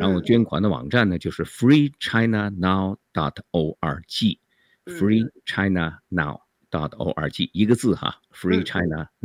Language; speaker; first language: Chinese; native; Chinese